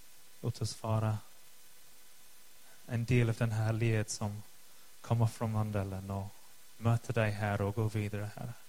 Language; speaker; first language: Swedish; non-native, fluent; English